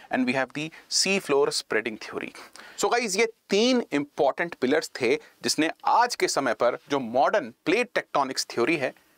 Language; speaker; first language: Hindi; native; Hindi